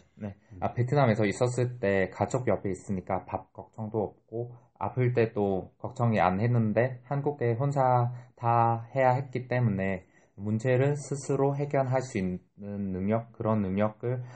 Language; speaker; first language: Korean; non-native, fluent; Vietnamese